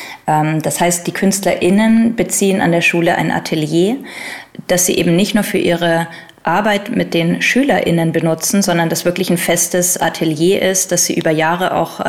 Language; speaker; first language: German; native; German